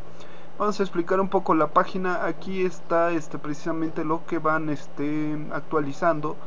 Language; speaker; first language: Spanish; native; Spanish